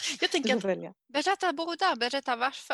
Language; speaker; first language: Swedish; non-native, learner; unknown